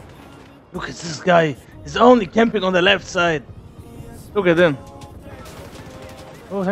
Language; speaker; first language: English; non-native, learner; Turkish